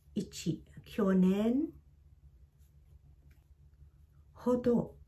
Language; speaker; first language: Japanese; non-native, fluent; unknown